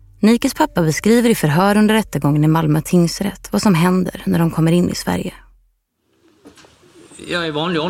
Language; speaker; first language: Swedish; native; Swedish